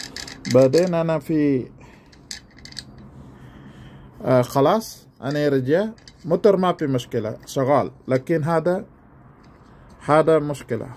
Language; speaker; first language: Arabic; non-native, learner; Filipino